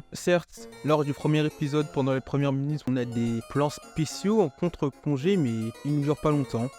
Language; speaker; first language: French; native; French